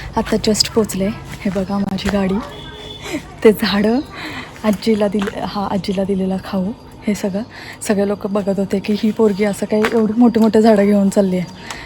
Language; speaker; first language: Marathi; native; Marathi